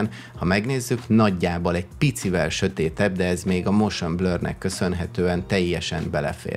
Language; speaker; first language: Hungarian; native; Hungarian